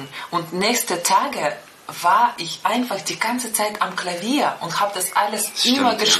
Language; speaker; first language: German; non-native, fluent; Russian